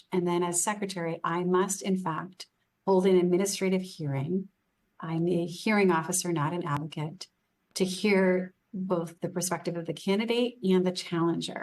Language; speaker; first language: English; native; English